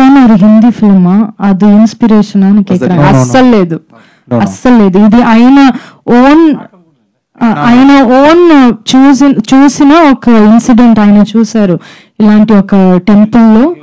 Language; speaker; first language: Telugu; non-native, fluent; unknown